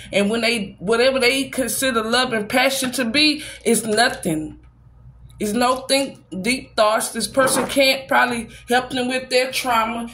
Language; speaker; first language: English; native; English